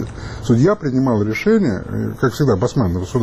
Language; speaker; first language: Russian; native; Russian